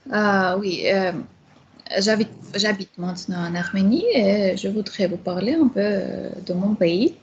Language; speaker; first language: French; non-native, fluent; Armenian